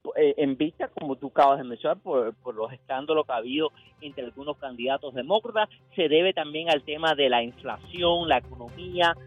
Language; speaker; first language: Spanish; early bilingual, heritage; Spanish